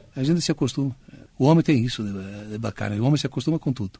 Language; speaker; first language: Portuguese; non-native, fluent; Italian